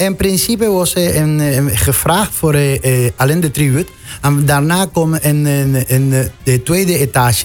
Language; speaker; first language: Dutch; non-native, fluent; Spanish